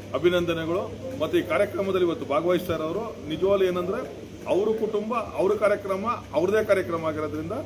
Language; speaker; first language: Kannada; native; Kannada